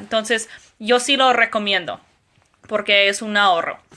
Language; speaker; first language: Spanish; non-native, fluent; English